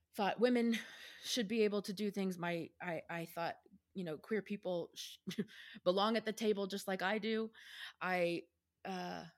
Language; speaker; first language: English; native; English